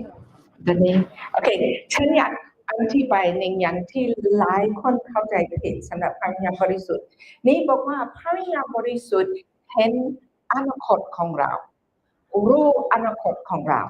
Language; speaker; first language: Thai; non-native, fluent; English